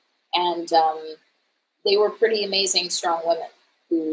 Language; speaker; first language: English; native; English